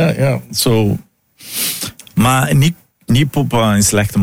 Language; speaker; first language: Dutch; non-native, fluent; Italian